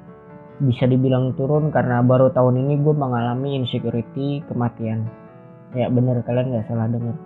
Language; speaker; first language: Indonesian; native; Indonesian